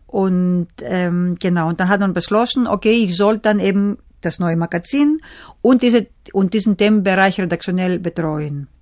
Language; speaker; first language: German; non-native, fluent; Greek